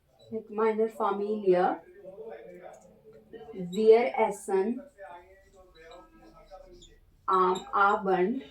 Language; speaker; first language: German; non-native, learner; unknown